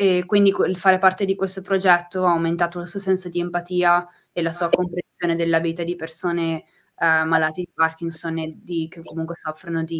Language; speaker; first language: Italian; native; Italian